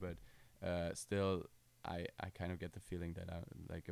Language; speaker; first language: English; non-native, fluent; German